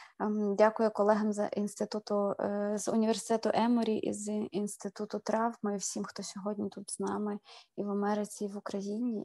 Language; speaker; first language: Ukrainian; native; Ukrainian